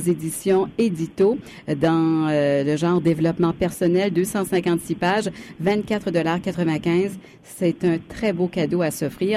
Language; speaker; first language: French; native; French